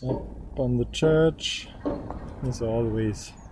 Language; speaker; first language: English; non-native, fluent; German